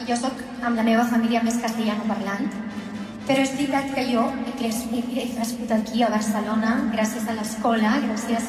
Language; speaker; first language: Catalan; non-native, local second language; Spanish